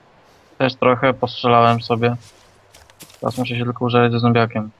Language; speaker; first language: Polish; native; Polish